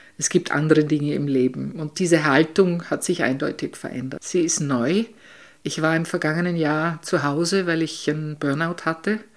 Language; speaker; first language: German; native; German